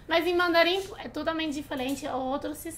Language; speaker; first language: Portuguese; non-native, fluent; Chinese